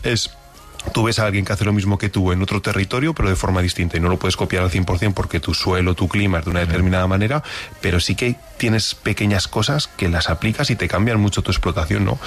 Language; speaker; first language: Spanish; native; Spanish